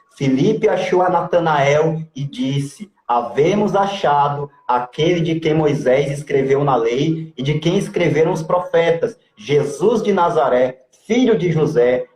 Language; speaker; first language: Portuguese; native; Portuguese